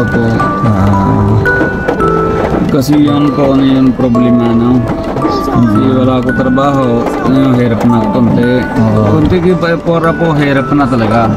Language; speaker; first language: Filipino; non-native, learner; Punjabi